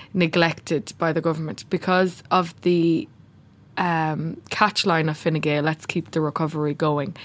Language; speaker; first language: English; native; English